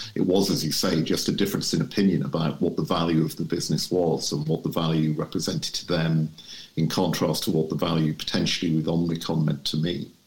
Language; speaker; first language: English; native; English